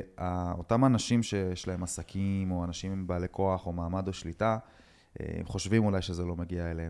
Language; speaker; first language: Hebrew; native; Hebrew